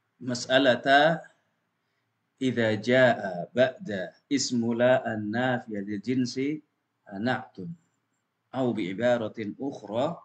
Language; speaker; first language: Arabic; non-native, fluent; Indonesian